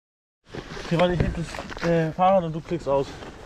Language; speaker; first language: German; native; German